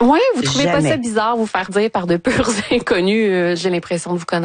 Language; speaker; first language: French; native; French